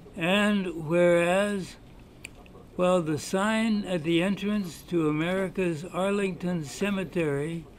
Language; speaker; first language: English; native; English